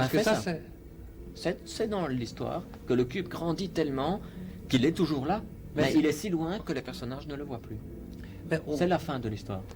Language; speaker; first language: French; native; French